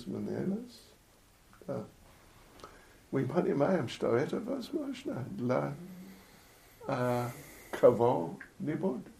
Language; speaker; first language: Russian; non-native, fluent; English